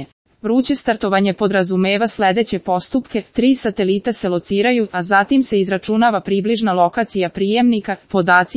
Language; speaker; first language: Croatian; native; Croatian